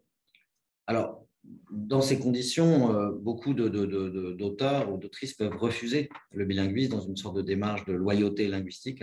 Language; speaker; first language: French; native; French